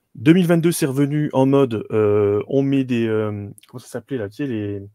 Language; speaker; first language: French; native; French